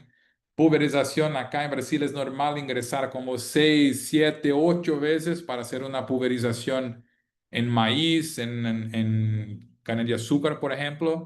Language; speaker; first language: Spanish; non-native, fluent; Portuguese